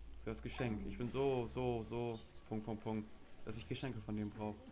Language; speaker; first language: German; native; German